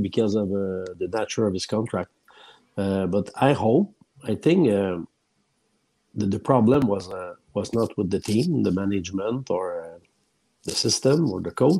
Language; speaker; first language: English; non-native, fluent; French